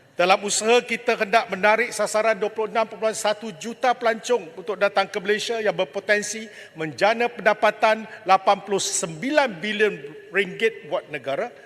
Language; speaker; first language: Malay; non-native, local second language; Chinese